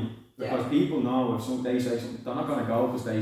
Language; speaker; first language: English; native; English